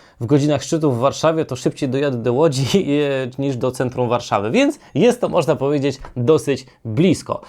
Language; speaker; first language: Polish; native; Polish